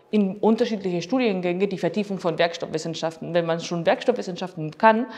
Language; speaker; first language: German; non-native, fluent; Spanish